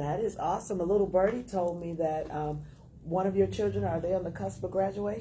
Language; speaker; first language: English; native; English